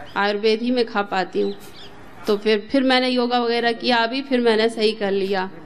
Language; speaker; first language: Hindi; native; Hindi